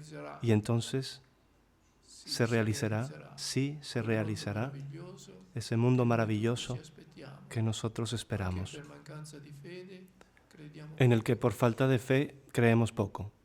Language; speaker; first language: Spanish; non-native, fluent; Italian